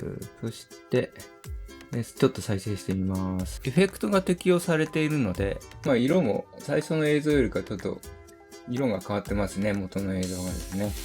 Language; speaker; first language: Japanese; native; Japanese